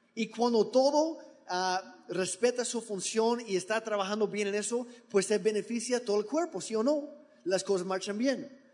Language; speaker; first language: Spanish; non-native, fluent; English